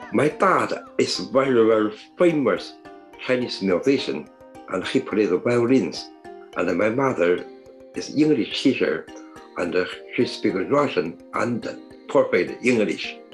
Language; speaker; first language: English; non-native, learner; Chinese